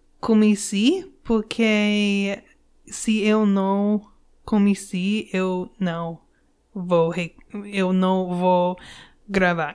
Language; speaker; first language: Portuguese; non-native, learner; English